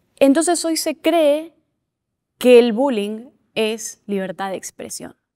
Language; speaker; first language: Spanish; native; Spanish